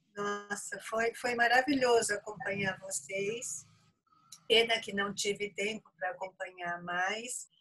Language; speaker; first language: Portuguese; early bilingual, other home language; Japanese